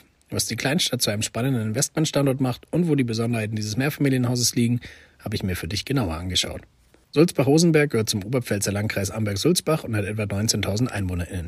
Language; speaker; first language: German; native; German